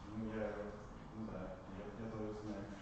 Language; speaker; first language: Russian; native; Russian